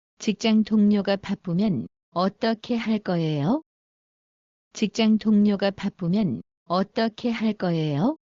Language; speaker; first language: Korean; non-native, learner; Bangla